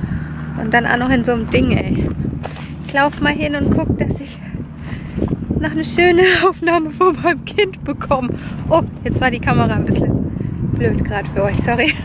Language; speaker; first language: German; native; German